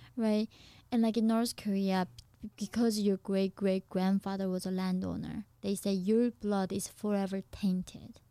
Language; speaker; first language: English; non-native, fluent; Korean